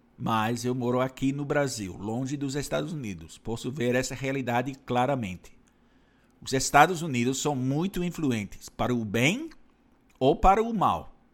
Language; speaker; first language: Portuguese; non-native, fluent; English